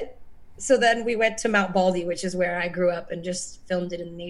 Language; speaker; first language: English; native; English